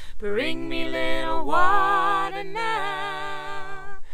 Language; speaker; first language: English; native; English